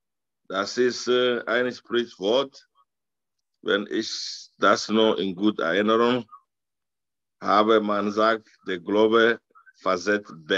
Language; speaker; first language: German; non-native, fluent; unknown